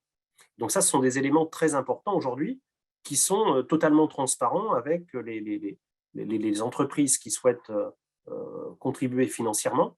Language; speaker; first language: French; native; French